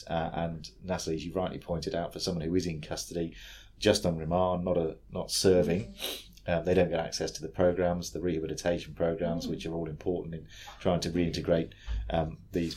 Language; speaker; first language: English; native; English